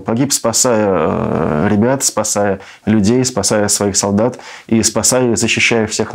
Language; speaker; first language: Russian; native; Russian